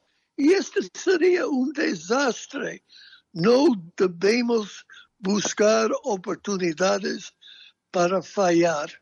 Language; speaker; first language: Spanish; non-native, fluent; English